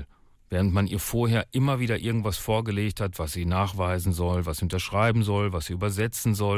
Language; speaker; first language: German; native; German